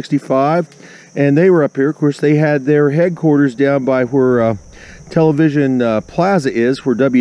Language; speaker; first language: English; native; English